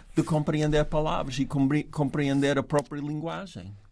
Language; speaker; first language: Portuguese; non-native, fluent; English